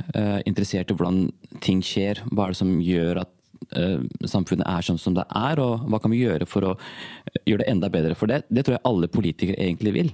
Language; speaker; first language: Norwegian; early bilingual, other home language; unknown